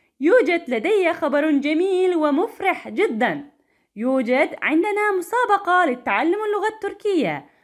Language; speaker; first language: Arabic; non-native, learner; Turkish